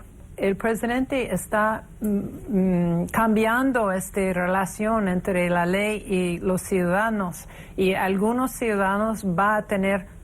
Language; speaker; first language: Spanish; non-native, fluent; English